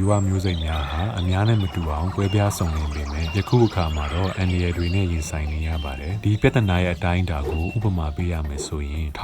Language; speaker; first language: Burmese; native; Burmese